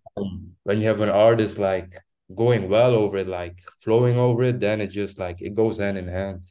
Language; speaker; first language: English; non-native, fluent; French